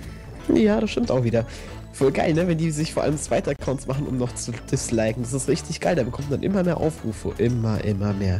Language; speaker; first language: German; native; German